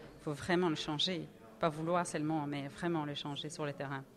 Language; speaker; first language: French; early bilingual, other home language; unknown